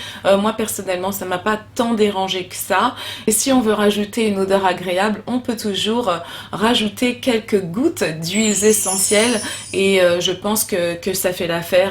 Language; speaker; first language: French; native; French